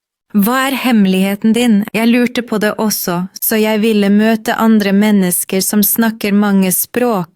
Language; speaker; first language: Norwegian; non-native, fluent; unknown